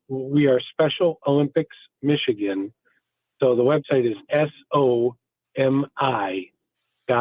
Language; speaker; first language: English; native; English